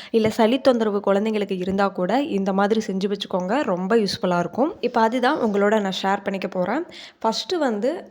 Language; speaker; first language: Tamil; native; Tamil